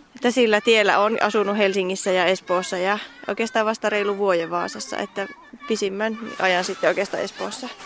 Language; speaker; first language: Finnish; native; Finnish